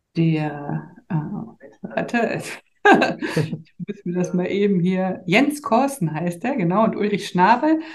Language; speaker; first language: German; native; German